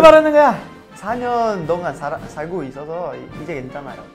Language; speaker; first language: Korean; non-native, learner; Portuguese